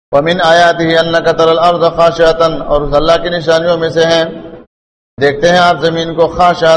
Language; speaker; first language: Urdu; non-native, local second language; Pashto